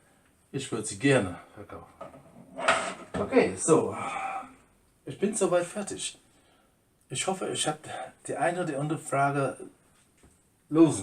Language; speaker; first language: German; non-native, fluent; English